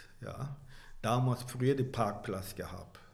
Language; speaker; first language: German; non-native, learner; Turkish